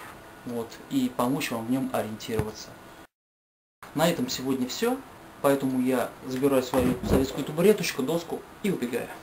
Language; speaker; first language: Russian; native; Russian